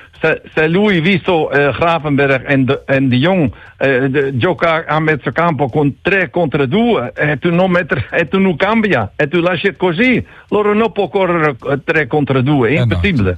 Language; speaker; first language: Italian; non-native, learner; Dutch